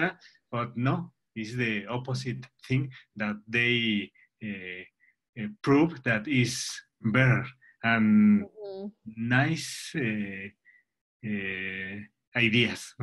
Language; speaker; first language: English; non-native, learner; Spanish